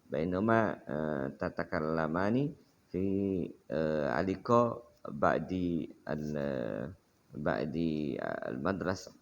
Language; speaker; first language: Arabic; non-native, fluent; Indonesian